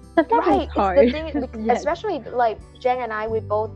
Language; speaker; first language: English; non-native, fluent; Vietnamese